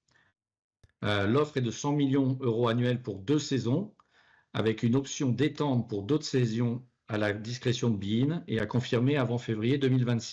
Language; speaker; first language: French; native; French